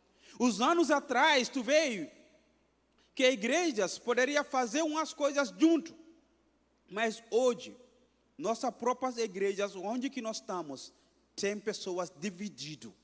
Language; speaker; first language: Portuguese; non-native, fluent; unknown